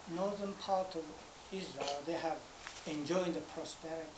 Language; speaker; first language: English; non-native, fluent; Japanese